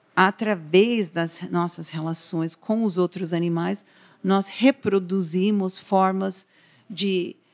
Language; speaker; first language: Portuguese; non-native, fluent; English